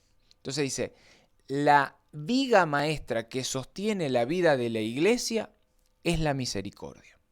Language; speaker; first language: Spanish; native; Spanish